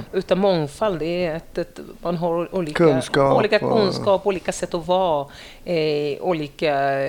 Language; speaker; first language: Swedish; non-native, fluent; French